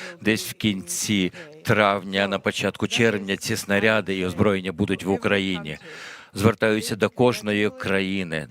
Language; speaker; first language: Ukrainian; non-native, fluent; Latvian